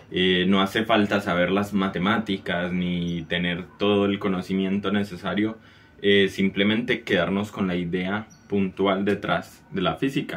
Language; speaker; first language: Spanish; native; Spanish